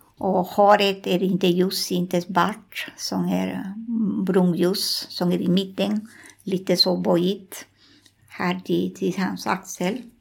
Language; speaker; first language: Swedish; non-native, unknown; Spanish